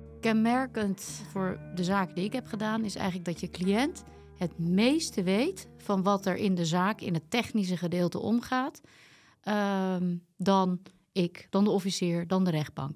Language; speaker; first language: Dutch; native; Dutch